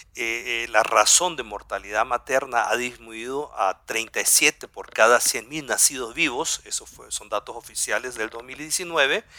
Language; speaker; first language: Spanish; non-native, local second language; German